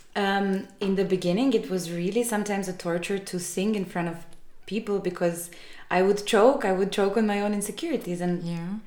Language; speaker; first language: English; non-native, fluent; Serbian